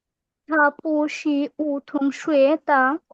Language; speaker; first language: Chinese; non-native, learner; Bangla